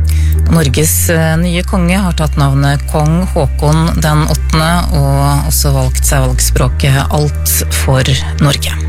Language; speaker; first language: Norwegian; native; Norwegian